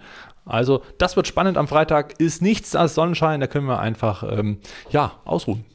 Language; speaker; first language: German; native; German